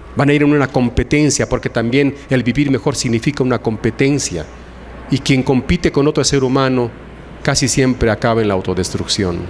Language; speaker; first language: Spanish; non-native, local second language; Aymara